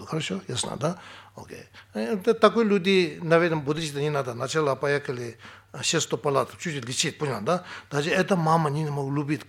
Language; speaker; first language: Russian; non-native, learner; Tibetan